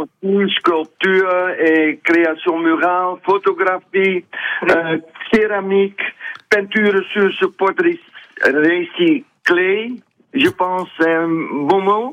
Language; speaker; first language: French; non-native, learner; Dutch